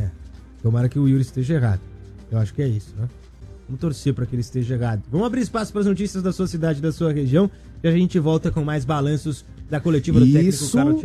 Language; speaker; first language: Portuguese; native; Portuguese